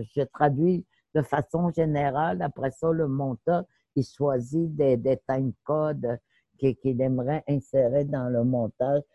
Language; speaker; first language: French; native; French